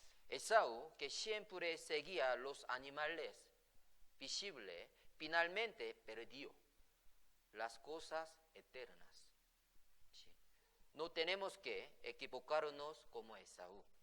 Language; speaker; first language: Spanish; non-native, fluent; Korean